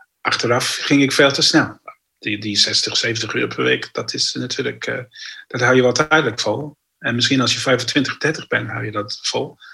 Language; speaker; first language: Dutch; non-native, fluent; English